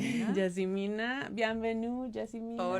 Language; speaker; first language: French; non-native, learner; Spanish